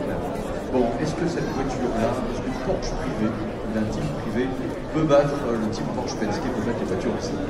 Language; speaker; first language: French; native; French